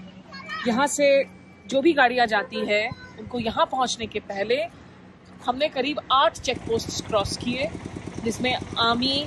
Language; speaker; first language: Hindi; native; Hindi